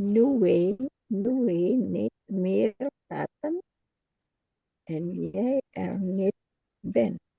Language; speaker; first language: Dutch; non-native, learner; Indonesian